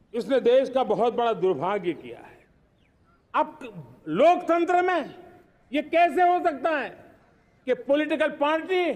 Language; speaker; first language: Hindi; non-native, local second language; Gujarati